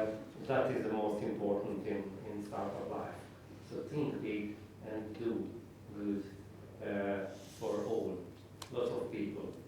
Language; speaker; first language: English; non-native, learner; Hungarian